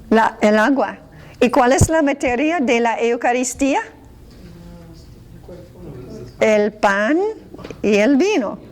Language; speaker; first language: Spanish; non-native, fluent; English